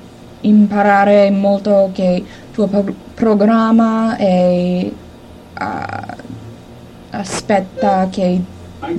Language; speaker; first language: Italian; non-native, learner; English